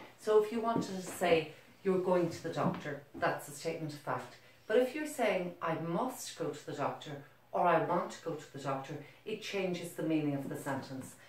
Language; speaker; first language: English; native; English